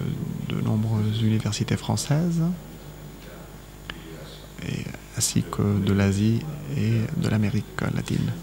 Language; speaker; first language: French; non-native, fluent; Spanish